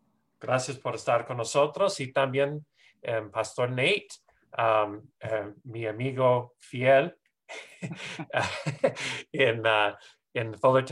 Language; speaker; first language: Spanish; non-native, fluent; English